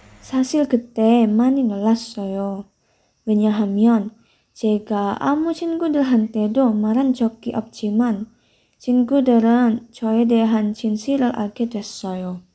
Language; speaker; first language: Korean; non-native, learner; Indonesian